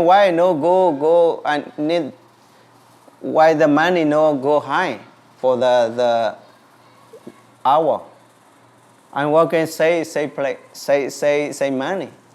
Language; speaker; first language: English; non-native, learner; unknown